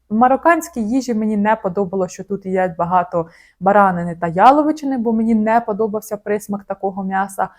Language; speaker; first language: Ukrainian; native; Ukrainian